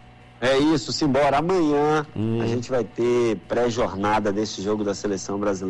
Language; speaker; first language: Portuguese; native; Portuguese